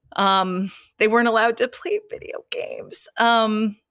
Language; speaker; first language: English; native; English